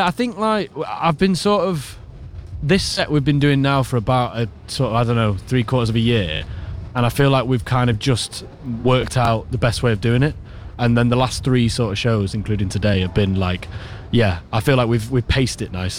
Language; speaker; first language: English; native; English